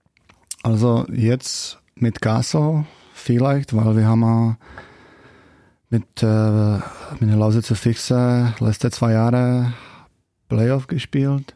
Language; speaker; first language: German; non-native, fluent; Czech